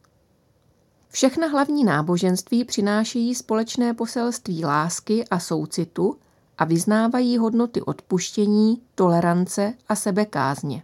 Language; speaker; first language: Czech; native; Czech